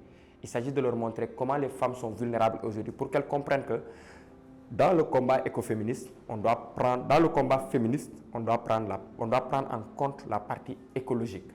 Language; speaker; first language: French; non-native, local second language; Wolof